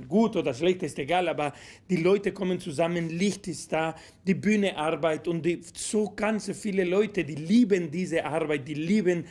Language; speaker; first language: German; non-native, fluent; Spanish